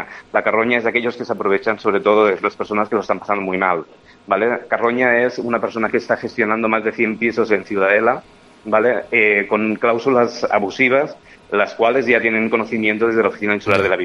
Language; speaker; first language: Spanish; native; Spanish